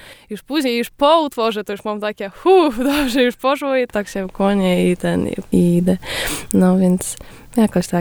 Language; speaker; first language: Polish; early bilingual, heritage; Polish